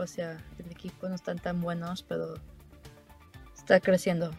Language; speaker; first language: Spanish; early bilingual, heritage; Spanish